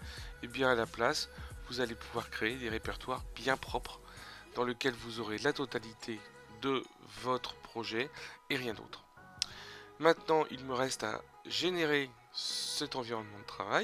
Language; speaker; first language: French; native; French